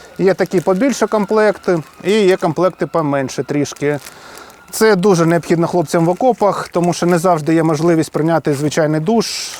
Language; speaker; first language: Ukrainian; non-native, local second language; Russian